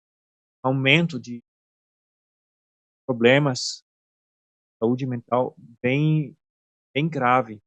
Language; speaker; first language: Portuguese; non-native, fluent; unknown